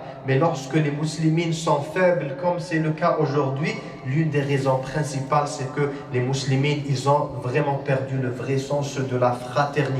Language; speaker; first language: French; non-native, local second language; Arabic